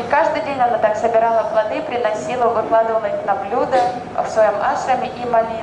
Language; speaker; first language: Russian; native; Russian